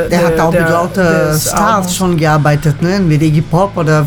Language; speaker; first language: German; native; German